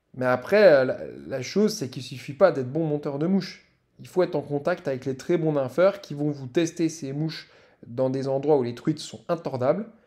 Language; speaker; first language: French; native; French